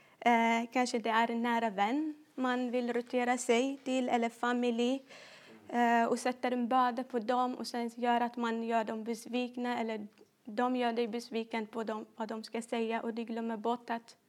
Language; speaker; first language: Swedish; non-native, fluent; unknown